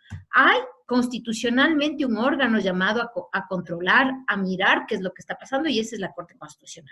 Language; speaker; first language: Spanish; native; Spanish